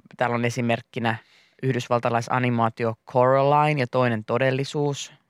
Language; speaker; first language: Finnish; native; Finnish